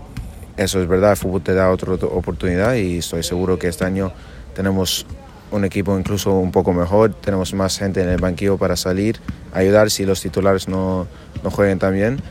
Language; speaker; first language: Spanish; non-native, fluent; English